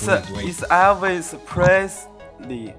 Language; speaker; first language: English; non-native, learner; Chinese